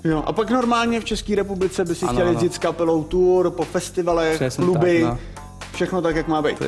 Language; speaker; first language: Czech; native; Czech